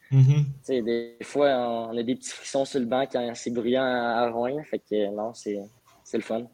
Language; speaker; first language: French; native; French